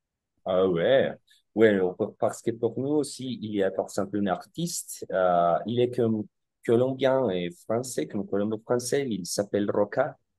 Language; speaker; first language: French; non-native, learner; Spanish